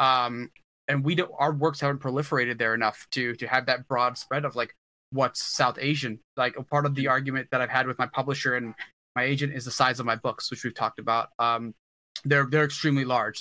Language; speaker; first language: English; early bilingual, other home language; Hindi